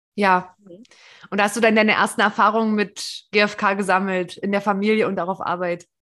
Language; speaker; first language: German; native; German